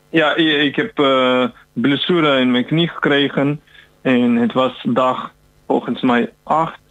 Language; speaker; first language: Dutch; non-native, learner; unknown